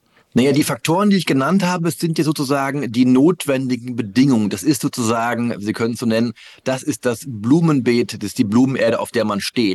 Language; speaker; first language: German; native; German